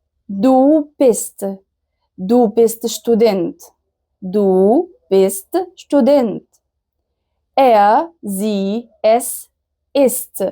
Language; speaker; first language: German; non-native, fluent; Arabic